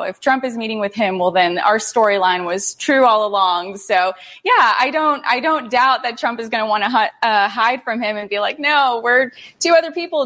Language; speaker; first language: English; early bilingual, other home language; Spanish